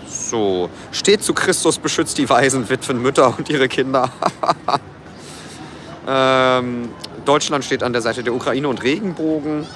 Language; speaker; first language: German; native; German